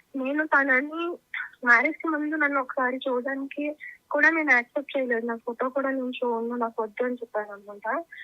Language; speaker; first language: Telugu; native; Telugu